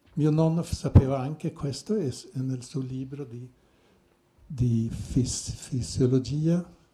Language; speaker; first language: Italian; non-native, learner; Swedish